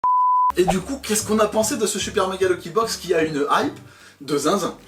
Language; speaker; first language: French; native; French